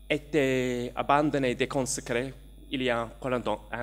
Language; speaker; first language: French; non-native, learner; English